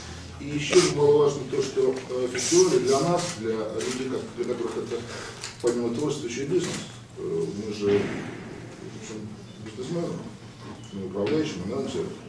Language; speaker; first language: Russian; native; Russian